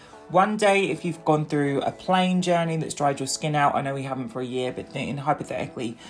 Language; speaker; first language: English; native; English